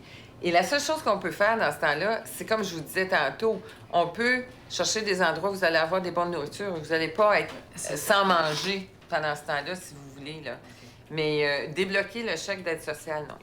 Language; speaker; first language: French; native; French